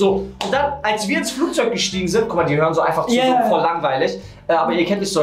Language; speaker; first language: German; native; German